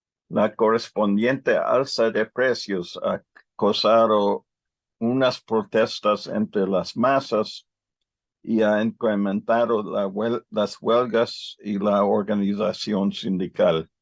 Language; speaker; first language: Spanish; non-native, learner; English